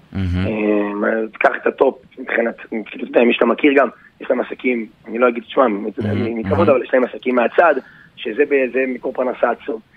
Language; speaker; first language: Hebrew; native; Hebrew